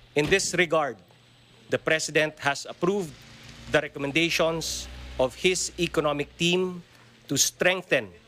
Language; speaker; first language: English; non-native, local second language; Filipino